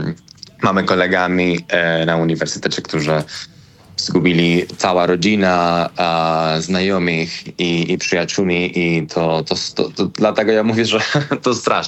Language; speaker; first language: Polish; non-native, learner; Spanish